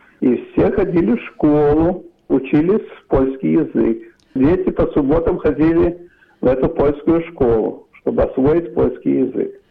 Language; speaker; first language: Russian; non-native, local second language; Polish